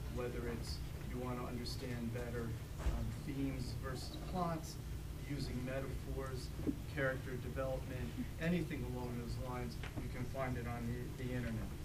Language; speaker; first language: English; native; English